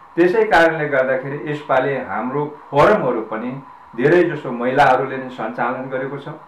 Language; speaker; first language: Nepali; non-native, local second language; Sherpa